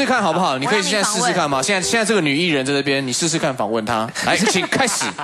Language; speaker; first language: Chinese; native; Chinese